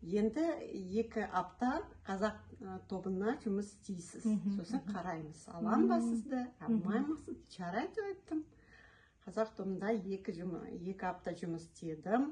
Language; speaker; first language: Kazakh; non-native, local second language; Russian